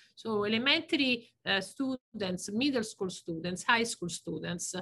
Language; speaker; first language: English; non-native, fluent; Italian